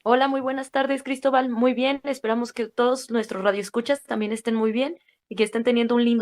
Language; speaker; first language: Spanish; native; Spanish